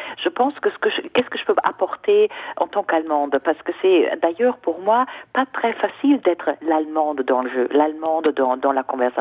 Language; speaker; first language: French; non-native, fluent; German